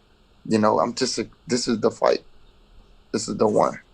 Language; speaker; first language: English; native; English